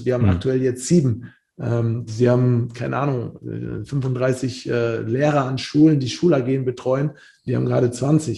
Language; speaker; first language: German; native; German